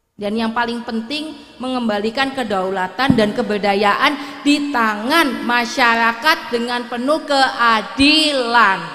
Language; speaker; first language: Indonesian; native; Indonesian